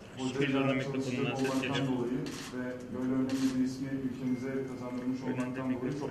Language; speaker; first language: Turkish; native; Turkish